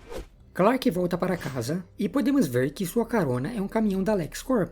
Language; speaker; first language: Portuguese; native; Portuguese